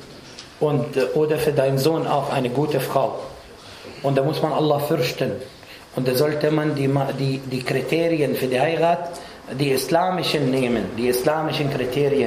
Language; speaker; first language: German; non-native, fluent; Arabic